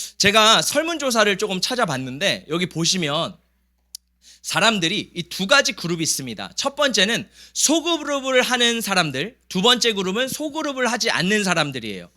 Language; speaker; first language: Korean; early bilingual, heritage; Korean